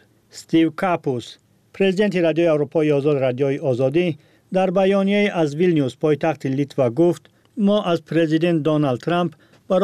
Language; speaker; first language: Persian; native; Persian